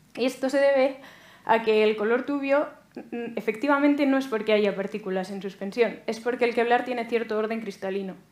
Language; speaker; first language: Spanish; native; Spanish